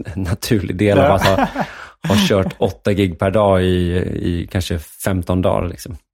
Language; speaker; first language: Swedish; native; Swedish